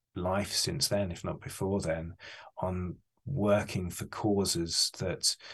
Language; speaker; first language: English; native; English